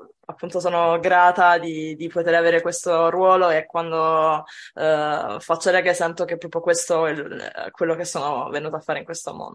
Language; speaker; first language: Italian; native; Italian